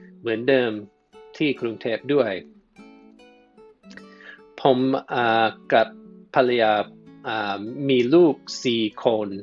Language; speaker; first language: Thai; non-native, fluent; English